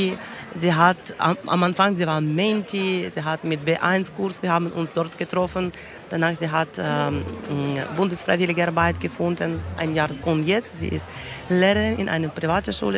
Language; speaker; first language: German; non-native, learner; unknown